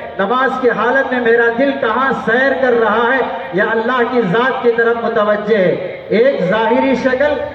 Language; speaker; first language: Urdu; native; Urdu